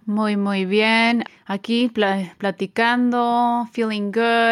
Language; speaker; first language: Spanish; early bilingual, heritage; Spanish